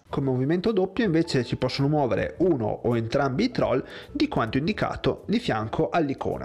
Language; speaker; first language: Italian; native; Italian